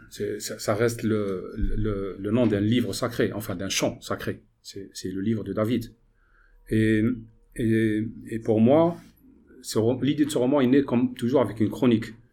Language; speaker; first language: French; non-native, local second language; Arabic